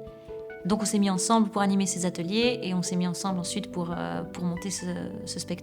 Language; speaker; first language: French; native; French